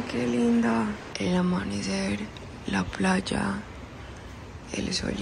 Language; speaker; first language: Spanish; non-native, learner; English